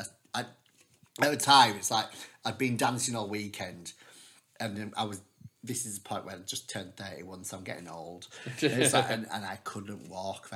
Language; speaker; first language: English; native; English